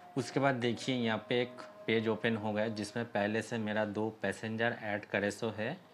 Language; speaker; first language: Hindi; native; Hindi